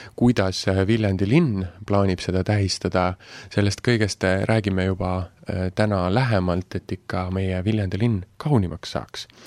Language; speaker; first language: Estonian; native; Estonian